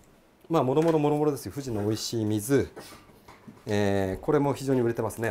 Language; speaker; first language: Japanese; native; Japanese